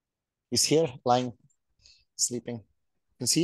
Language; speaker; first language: English; non-native, local second language; Hindi